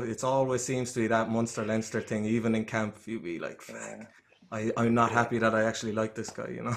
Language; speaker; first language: English; native; English